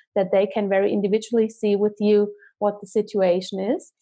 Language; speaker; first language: English; non-native, fluent; German